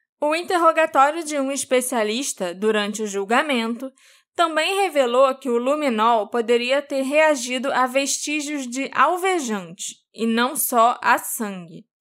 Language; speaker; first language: Portuguese; native; Portuguese